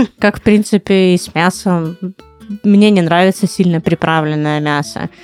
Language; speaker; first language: Russian; native; Russian